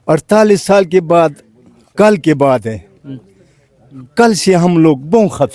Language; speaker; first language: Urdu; non-native, learner; Pashto